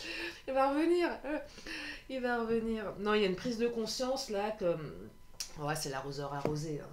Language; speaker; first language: French; native; French